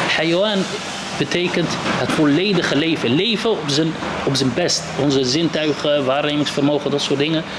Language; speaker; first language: Dutch; early bilingual, other home language; Arabic